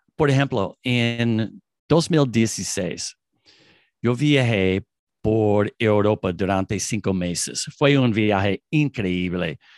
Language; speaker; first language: Spanish; non-native, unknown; English